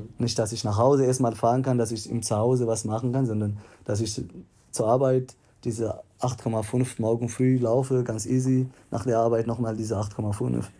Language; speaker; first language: German; non-native, fluent; Tigrinya